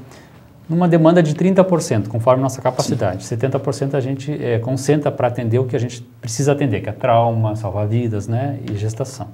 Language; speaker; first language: Portuguese; native; Portuguese